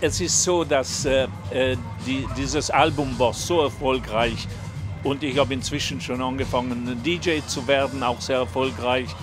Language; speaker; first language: German; non-native, local second language; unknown